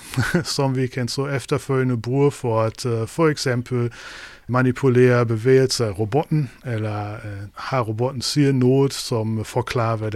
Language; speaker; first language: Danish; non-native, fluent; German